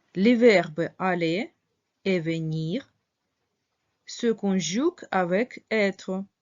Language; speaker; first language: French; non-native, fluent; Russian